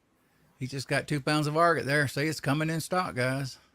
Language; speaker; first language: English; native; English